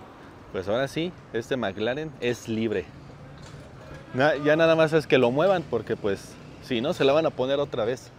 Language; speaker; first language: Spanish; native; Spanish